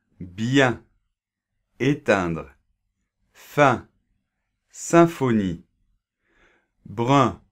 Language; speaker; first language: French; native; French